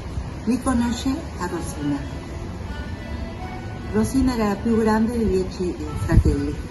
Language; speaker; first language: Italian; early bilingual, heritage; Italian